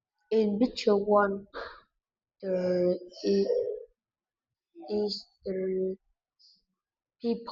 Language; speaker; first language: English; non-native, learner; Vietnamese